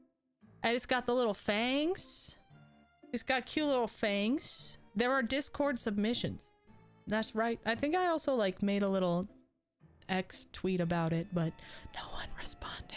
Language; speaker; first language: English; native; English